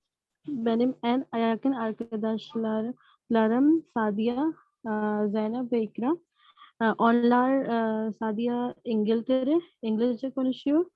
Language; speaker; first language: Turkish; non-native, learner; Urdu